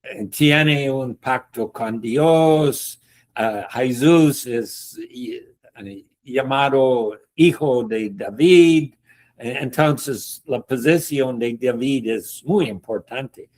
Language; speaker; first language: Spanish; non-native, learner; English